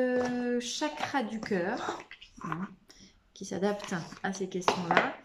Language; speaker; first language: French; native; French